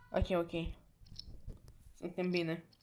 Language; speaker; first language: Romanian; native; Romanian